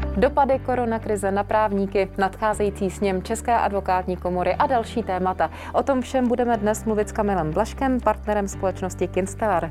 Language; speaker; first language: Czech; native; Czech